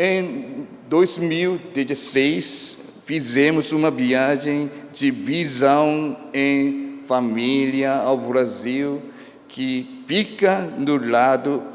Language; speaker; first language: Portuguese; non-native, fluent; Korean